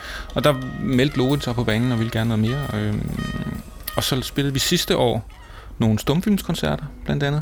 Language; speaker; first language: Danish; native; Danish